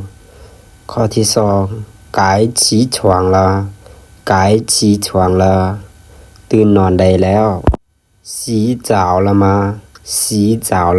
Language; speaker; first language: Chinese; non-native, fluent; Lao